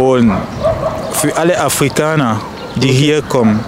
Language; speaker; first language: German; non-native, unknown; French